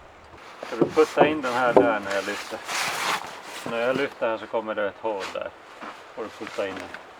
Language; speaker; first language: Swedish; native; Swedish